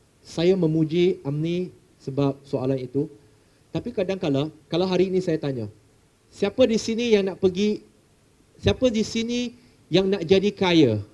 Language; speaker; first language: Malay; non-native, local second language; Chinese